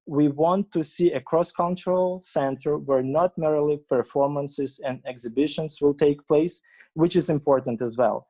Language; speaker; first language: English; non-native, fluent; Ukrainian